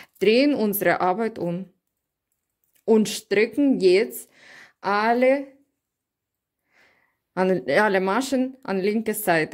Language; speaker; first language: German; non-native, learner; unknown